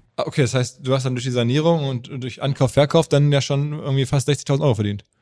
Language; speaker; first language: German; native; German